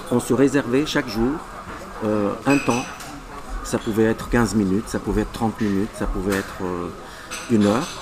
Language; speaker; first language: French; non-native, local second language; Arabic